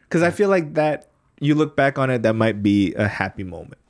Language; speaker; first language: English; early bilingual, other home language; Korean